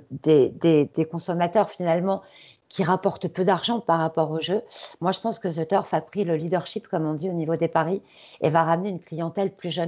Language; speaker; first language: French; native; French